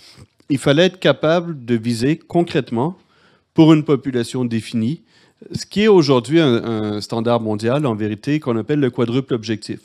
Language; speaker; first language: French; native; French